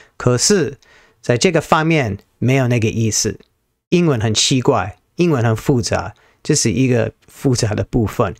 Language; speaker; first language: Chinese; non-native, fluent; English